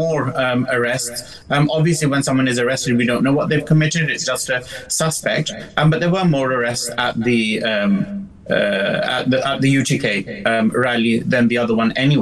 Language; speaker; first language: English; native; English